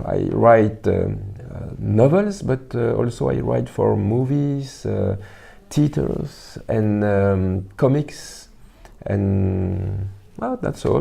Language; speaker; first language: English; non-native, learner; French